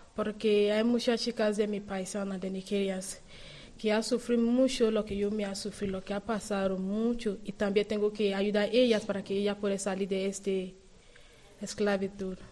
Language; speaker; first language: Spanish; non-native, learner; Yoruba